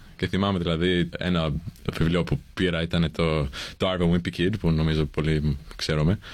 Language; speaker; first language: Greek; early bilingual, heritage; English